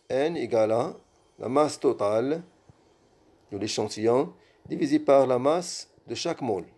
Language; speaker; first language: French; non-native, local second language; Arabic